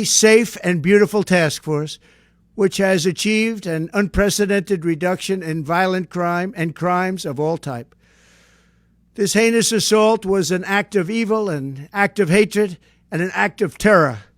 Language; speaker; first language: English; native; English